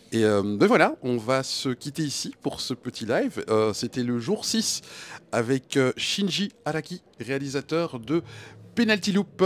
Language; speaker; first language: French; native; French